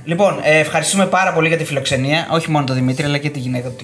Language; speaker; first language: Greek; native; Greek